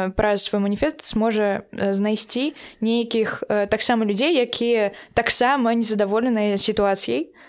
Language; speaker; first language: Belarusian; non-native, local second language; Russian